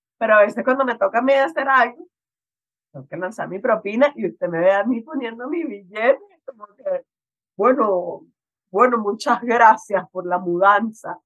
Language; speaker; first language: Spanish; native; Spanish